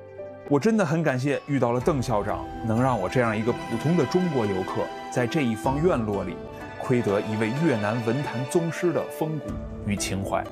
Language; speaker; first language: Chinese; native; Chinese